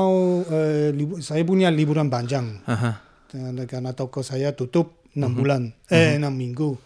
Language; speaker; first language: Indonesian; non-native, learner; German